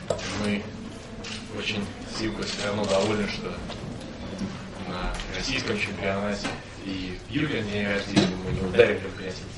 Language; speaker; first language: Russian; native; Russian